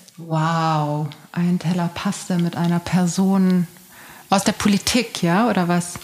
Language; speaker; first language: German; early bilingual, other home language; Persian